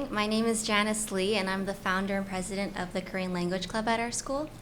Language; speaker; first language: English; native; English